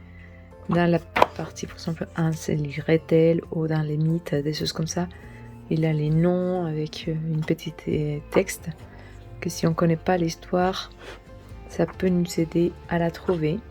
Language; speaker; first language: French; non-native, learner; Spanish